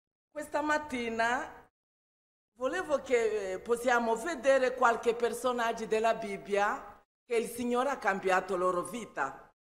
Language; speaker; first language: Italian; non-native, fluent; Kinyarwanda